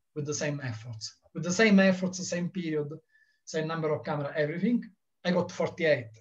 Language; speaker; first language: English; non-native, learner; Italian